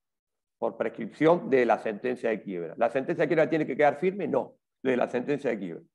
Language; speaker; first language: Spanish; native; Spanish